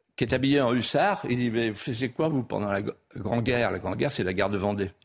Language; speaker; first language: French; non-native, local second language; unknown